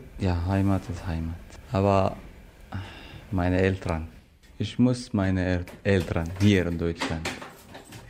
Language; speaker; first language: German; non-native, learner; Arabic